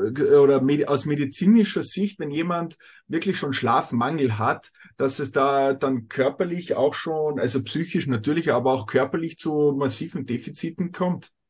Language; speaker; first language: German; native; German